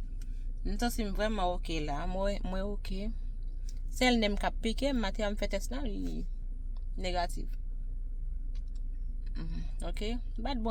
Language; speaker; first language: French; non-native, learner; Haitian Creole